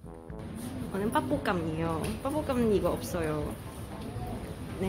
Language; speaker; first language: Korean; non-native, learner; Cantonese